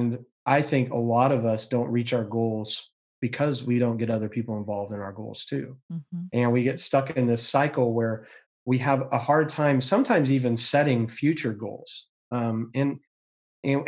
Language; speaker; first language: English; native; English